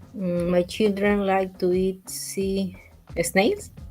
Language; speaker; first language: English; non-native, learner; Spanish